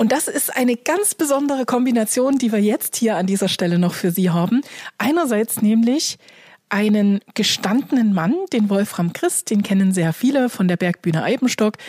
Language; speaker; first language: German; native; German